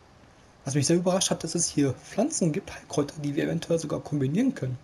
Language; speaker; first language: German; native; German